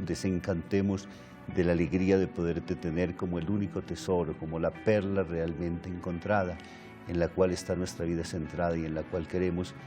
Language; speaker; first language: Spanish; native; Spanish